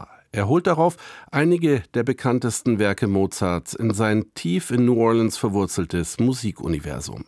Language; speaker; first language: German; native; German